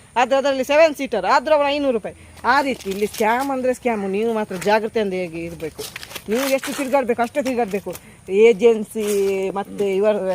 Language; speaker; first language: Kannada; non-native, local second language; Tulu